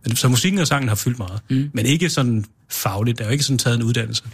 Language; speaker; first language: Danish; native; Danish